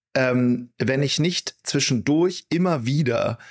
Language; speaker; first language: German; native; German